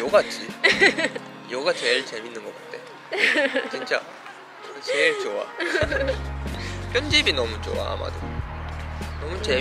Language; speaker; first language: Korean; non-native, fluent; Japanese